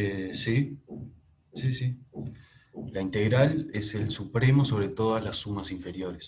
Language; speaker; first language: Spanish; native; Spanish